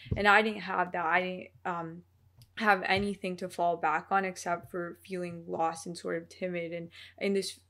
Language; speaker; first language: English; early bilingual, other home language; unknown